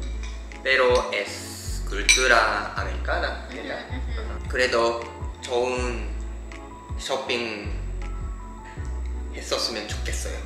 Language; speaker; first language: Spanish; non-native, learner; Japanese